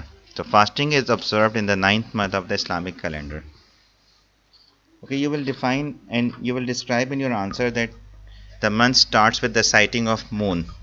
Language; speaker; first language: English; non-native, local second language; Urdu